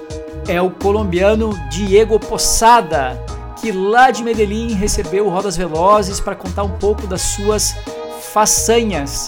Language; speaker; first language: Portuguese; native; Portuguese